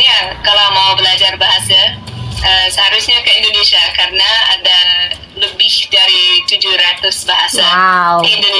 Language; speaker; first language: Indonesian; non-native, fluent; English